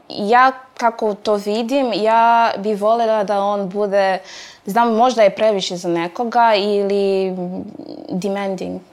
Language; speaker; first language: Serbian; non-native, fluent; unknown